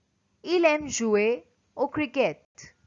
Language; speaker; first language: French; non-native, fluent; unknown